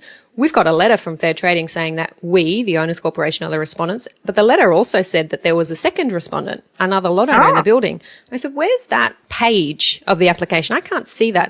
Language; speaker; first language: English; native; English